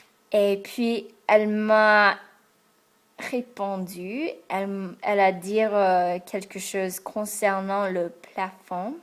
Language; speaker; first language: French; non-native, fluent; English